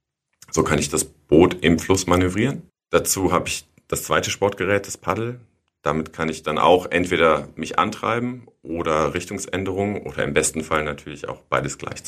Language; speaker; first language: German; native; German